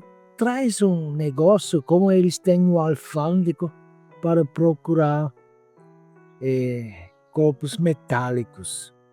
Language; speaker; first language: Portuguese; non-native, fluent; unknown